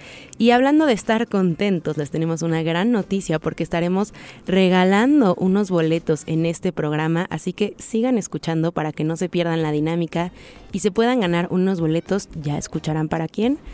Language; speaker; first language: Spanish; native; Spanish